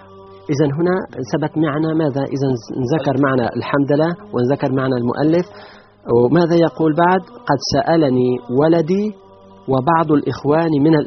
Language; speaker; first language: Arabic; native; Arabic